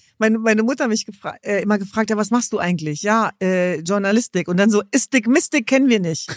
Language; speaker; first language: German; early bilingual, other home language; Kurdish